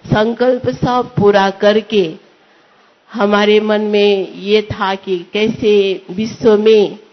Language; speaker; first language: Hindi; non-native, local second language; Nepali